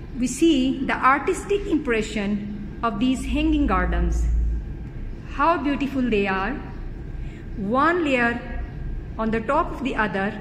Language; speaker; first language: English; non-native, local second language; Urdu